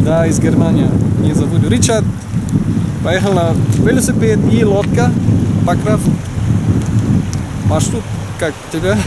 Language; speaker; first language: Russian; non-native, learner; German